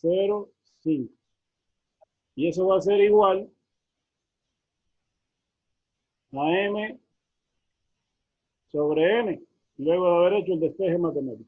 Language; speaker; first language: Spanish; native; Spanish